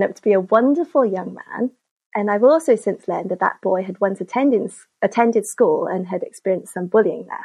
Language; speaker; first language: English; native; English